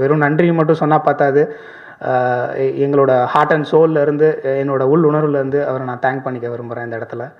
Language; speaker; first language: Tamil; native; Tamil